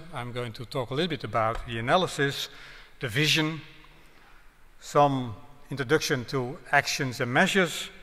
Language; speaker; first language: English; non-native, fluent; Dutch